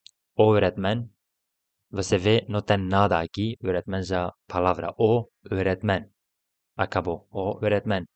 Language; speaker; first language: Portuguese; non-native, learner; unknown